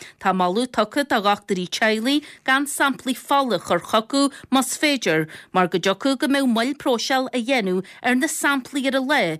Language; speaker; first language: Irish; native; Irish